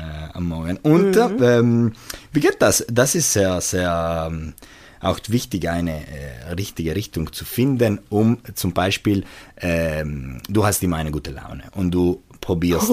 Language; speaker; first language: German; non-native, local second language; Italian